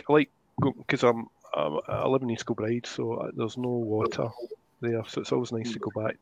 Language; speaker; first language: English; native; English